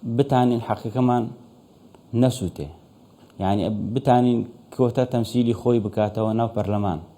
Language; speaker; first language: Central Kurdish; non-native, local second language; Syriac